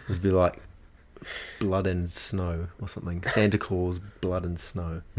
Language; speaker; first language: English; native; English